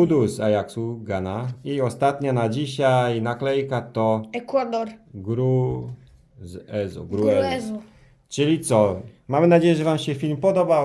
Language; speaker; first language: Polish; early bilingual, heritage; Polish